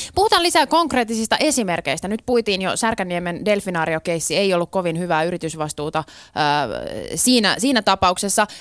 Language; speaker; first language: Finnish; native; Finnish